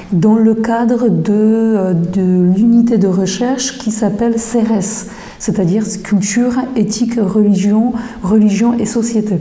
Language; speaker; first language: French; non-native, fluent; Polish